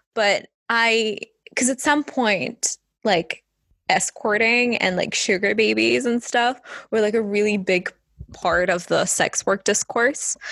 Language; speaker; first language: English; non-native, fluent; Estonian